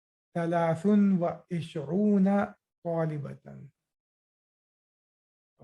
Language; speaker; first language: Arabic; non-native, fluent; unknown